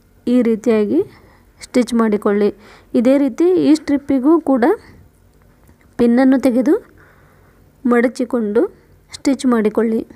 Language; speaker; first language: Kannada; native; Kannada